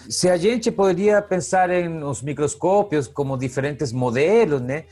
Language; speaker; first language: Portuguese; non-native, fluent; Spanish